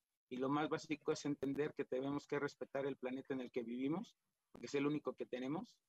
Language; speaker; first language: Spanish; native; Spanish